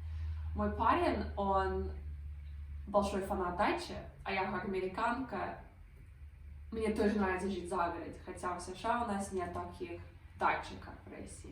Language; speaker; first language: Russian; non-native, fluent; English